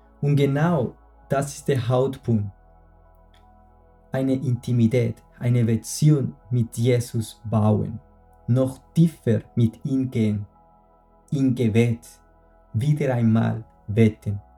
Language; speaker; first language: German; non-native, fluent; Spanish